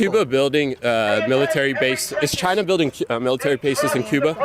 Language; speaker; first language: English; native; English